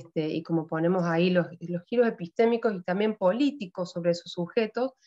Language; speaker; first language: Spanish; native; Spanish